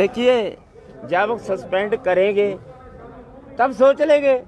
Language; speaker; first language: Hindi; non-native, local second language; Punjabi